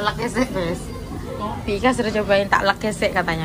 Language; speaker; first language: Indonesian; non-native, local second language; Javanese